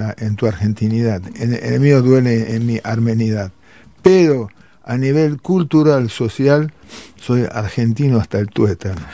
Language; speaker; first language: Spanish; early bilingual, other home language; Armenian